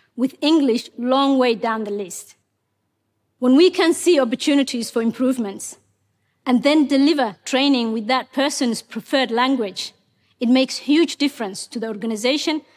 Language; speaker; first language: English; non-native, fluent; Somali